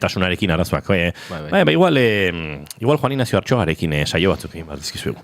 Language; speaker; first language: Basque; native; Basque